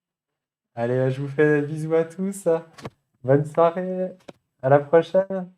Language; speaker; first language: French; native; French